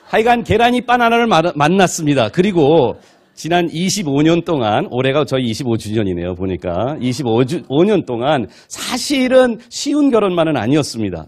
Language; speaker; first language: Korean; native; Korean